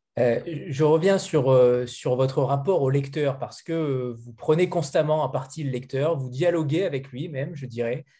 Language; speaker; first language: French; native; French